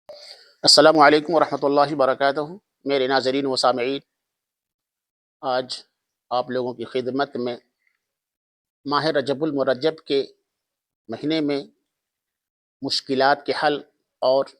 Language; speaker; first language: Urdu; native; Urdu